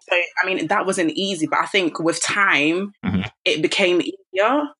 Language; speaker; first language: English; early bilingual, other home language; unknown